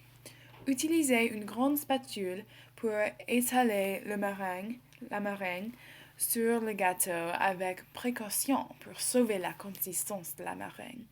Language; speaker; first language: French; non-native, learner; English